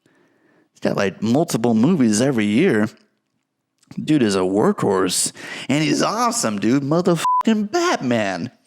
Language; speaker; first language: English; native; English